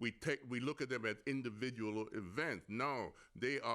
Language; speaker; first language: English; native; English